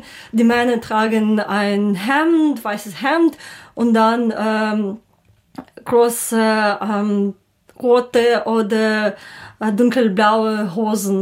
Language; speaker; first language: German; non-native, learner; Ukrainian